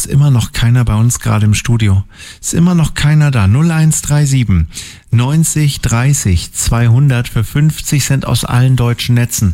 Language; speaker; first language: German; native; German